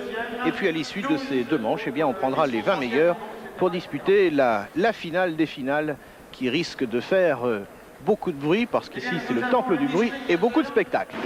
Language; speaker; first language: French; native; French